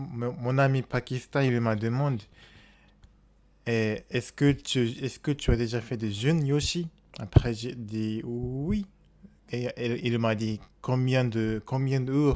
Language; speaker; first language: French; non-native, learner; Japanese